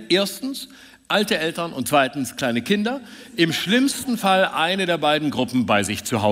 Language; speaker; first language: German; native; German